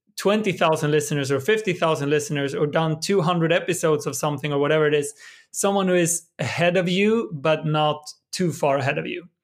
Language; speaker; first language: English; non-native, fluent; Swedish